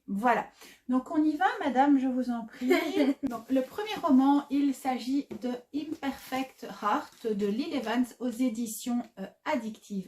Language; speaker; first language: French; native; French